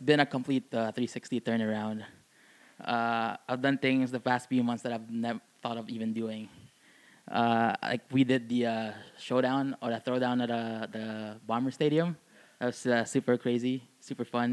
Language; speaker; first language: English; non-native, local second language; Filipino